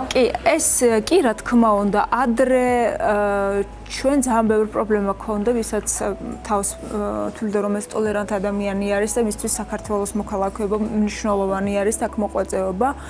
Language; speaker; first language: Georgian; non-native, local second language; Azerbaijani